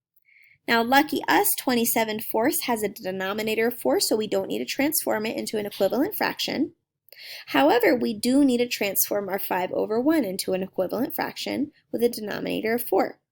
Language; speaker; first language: English; native; English